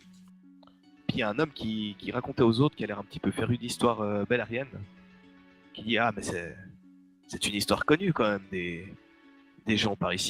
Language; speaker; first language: French; native; French